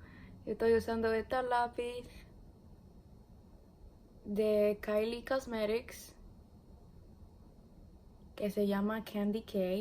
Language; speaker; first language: Spanish; early bilingual, heritage; English